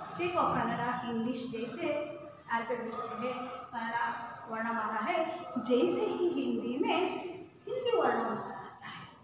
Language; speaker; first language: Hindi; non-native, local second language; Kannada